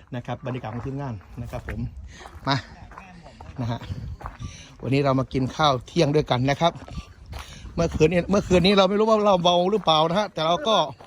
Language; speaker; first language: Thai; native; Thai